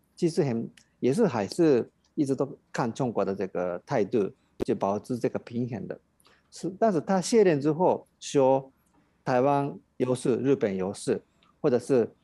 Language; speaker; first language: Chinese; non-native, fluent; Japanese